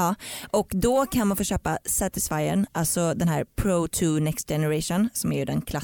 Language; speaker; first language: Swedish; native; Swedish